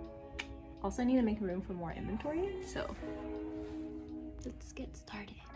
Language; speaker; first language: English; native; English